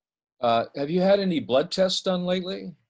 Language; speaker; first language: English; native; English